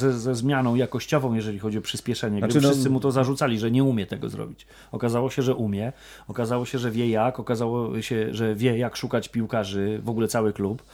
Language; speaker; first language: Polish; native; Polish